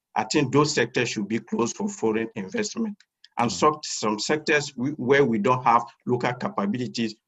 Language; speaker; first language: English; non-native, fluent; French